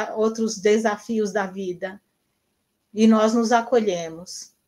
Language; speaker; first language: Portuguese; native; Portuguese